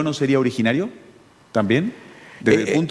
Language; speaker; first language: Spanish; native; Spanish